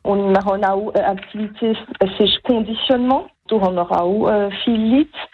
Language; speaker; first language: German; non-native, local second language; French